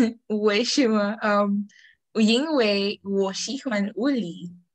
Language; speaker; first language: Chinese; non-native, learner; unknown